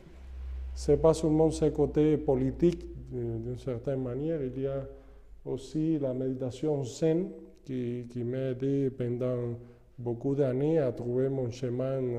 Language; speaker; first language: French; non-native, fluent; Spanish